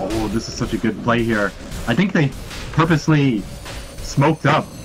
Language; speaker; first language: English; native; English